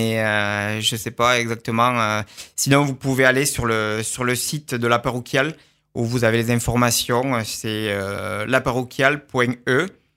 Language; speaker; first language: French; native; French